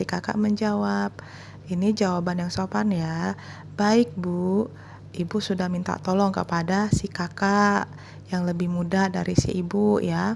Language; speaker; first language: Indonesian; native; Indonesian